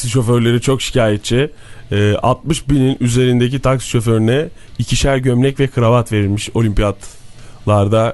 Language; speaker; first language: Turkish; native; Turkish